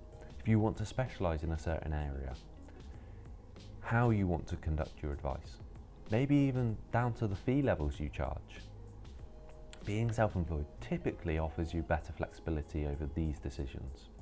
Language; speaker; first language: English; native; English